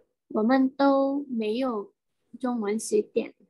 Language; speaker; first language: Chinese; non-native, learner; Thai